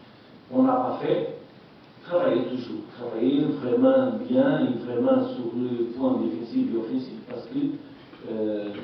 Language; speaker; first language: French; non-native, learner; Portuguese